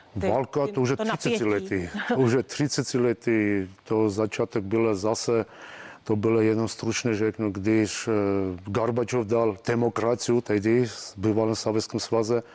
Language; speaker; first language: Czech; non-native, fluent; Armenian